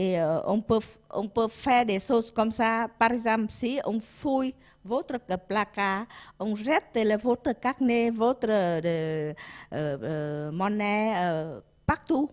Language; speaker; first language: French; non-native, learner; Vietnamese